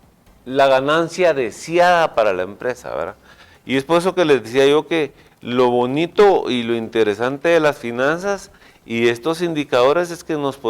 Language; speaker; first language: Spanish; native; Spanish